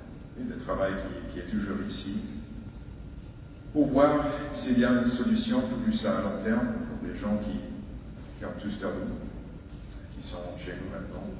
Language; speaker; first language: French; non-native, fluent; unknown